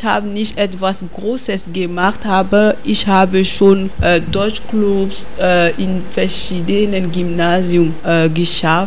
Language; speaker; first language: German; non-native, learner; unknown